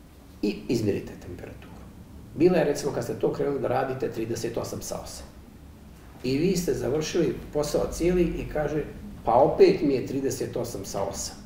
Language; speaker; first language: Bosnian; native; Bosnian